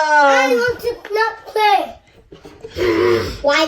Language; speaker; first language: English; non-native, learner; Vietnamese